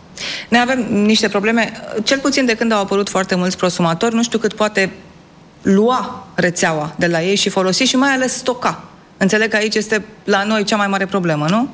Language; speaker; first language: Romanian; native; Romanian